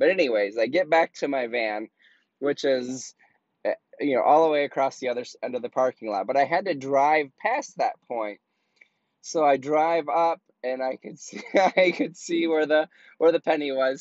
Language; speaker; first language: English; native; English